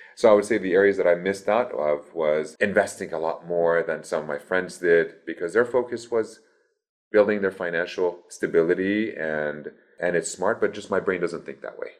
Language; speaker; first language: English; early bilingual, other home language; Persian